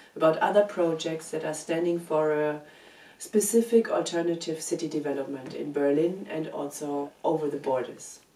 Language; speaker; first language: English; non-native, fluent; German